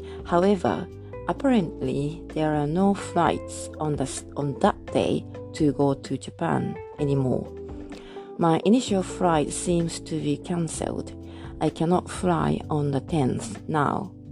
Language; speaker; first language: English; non-native, fluent; Japanese